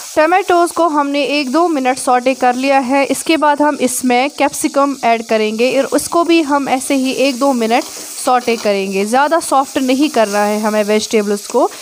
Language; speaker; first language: Urdu; non-native, local second language; Kashmiri